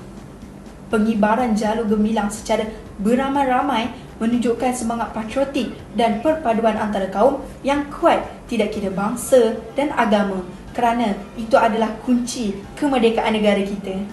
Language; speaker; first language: Malay; native; Malay